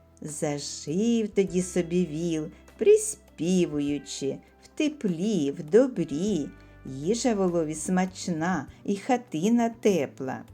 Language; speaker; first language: Ukrainian; native; Ukrainian